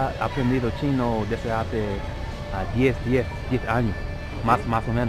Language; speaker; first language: Spanish; non-native, learner; English